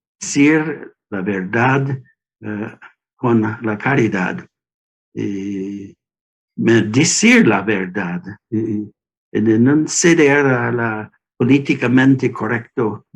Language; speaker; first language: Spanish; non-native, learner; English